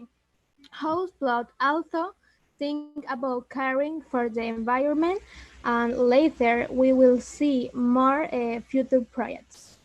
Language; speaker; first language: English; non-native, learner; Spanish